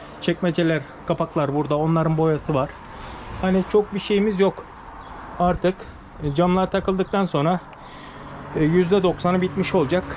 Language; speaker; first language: Turkish; native; Turkish